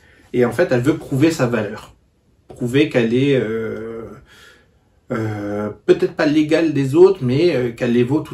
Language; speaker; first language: French; native; French